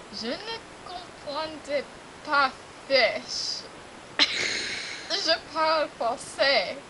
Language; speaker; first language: French; non-native, learner; English